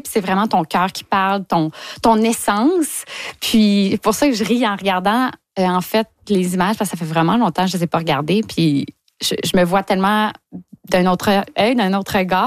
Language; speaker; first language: French; native; French